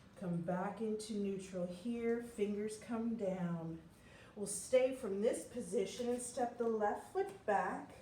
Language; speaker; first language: English; native; English